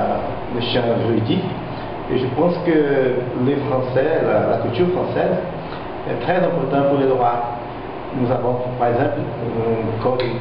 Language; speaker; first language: French; non-native, fluent; Portuguese